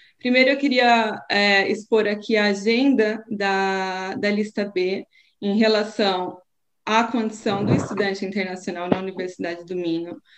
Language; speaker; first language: Portuguese; native; Portuguese